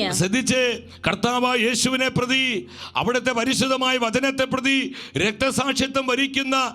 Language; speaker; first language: Malayalam; native; Malayalam